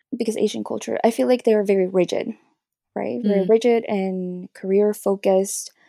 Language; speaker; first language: English; early bilingual, other home language; Spanish